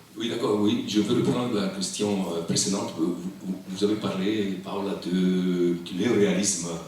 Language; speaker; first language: French; non-native, local second language; Italian